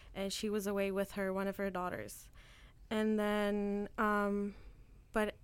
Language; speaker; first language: English; non-native, fluent; Turkish